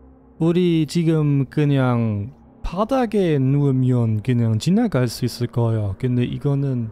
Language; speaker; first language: Korean; non-native, fluent; German